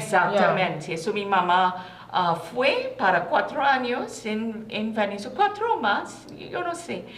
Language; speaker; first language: Spanish; non-native, learner; English